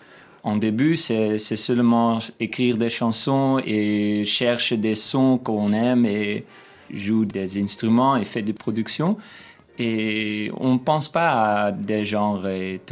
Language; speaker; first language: French; non-native, learner; Dutch